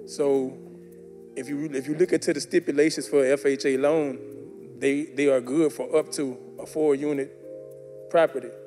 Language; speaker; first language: English; native; English